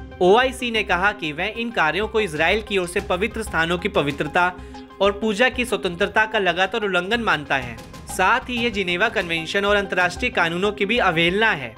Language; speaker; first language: Hindi; native; Hindi